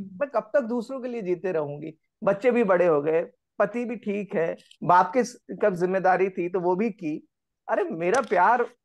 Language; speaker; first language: Hindi; native; Hindi